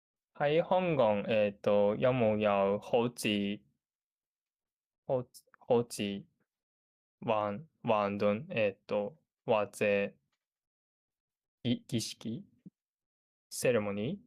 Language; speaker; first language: Chinese; non-native, learner; Japanese